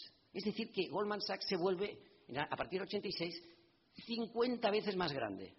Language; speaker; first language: Spanish; native; Spanish